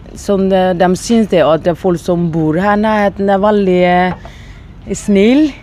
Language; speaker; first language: Norwegian; non-native, learner; Burmese